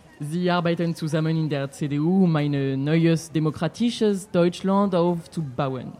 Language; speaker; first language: German; non-native, learner; French